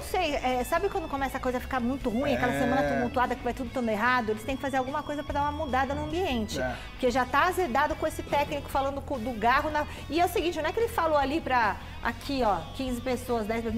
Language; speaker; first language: Portuguese; native; Portuguese